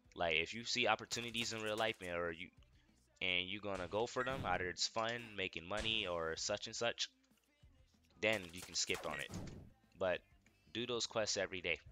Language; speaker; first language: English; native; English